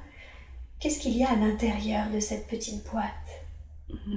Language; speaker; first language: French; native; French